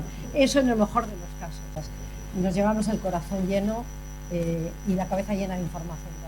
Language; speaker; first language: Spanish; native; Spanish